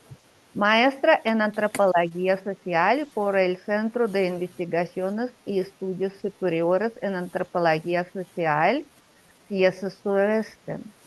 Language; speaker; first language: Spanish; non-native, learner; Russian